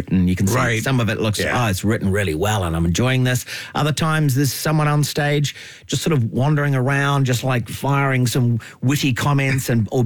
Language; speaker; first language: English; native; English